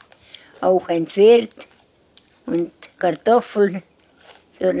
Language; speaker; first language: German; non-native, learner; Estonian